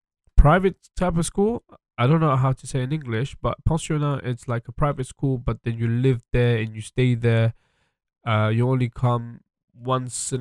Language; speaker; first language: English; early bilingual, other home language; French